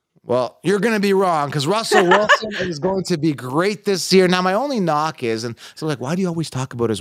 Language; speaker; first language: English; native; English